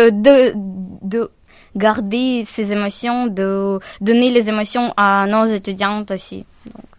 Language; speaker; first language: French; non-native, learner; Ukrainian